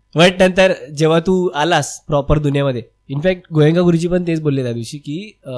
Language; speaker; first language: Hindi; non-native, local second language; Marathi